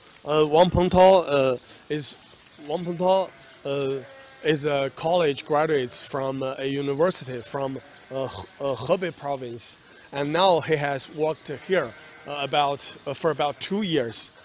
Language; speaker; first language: English; non-native, fluent; Chinese